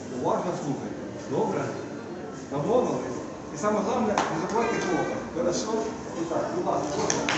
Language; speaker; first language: Ukrainian; non-native, local second language; Russian